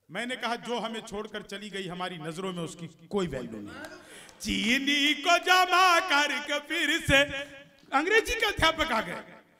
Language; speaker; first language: Hindi; native; Hindi